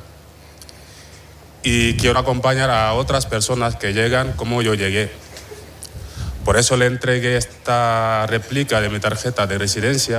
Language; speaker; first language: Spanish; non-native, fluent; Wolof